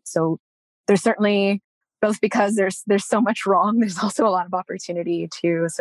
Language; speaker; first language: English; native; English